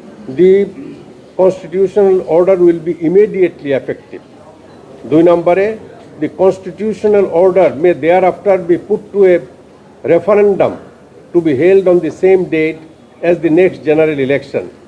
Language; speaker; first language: English; non-native, local second language; Bangla